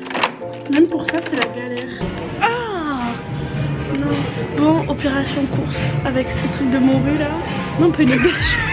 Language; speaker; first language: French; native; French